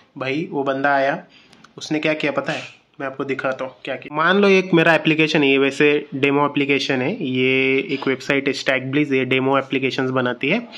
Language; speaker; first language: Hindi; non-native, local second language; Marathi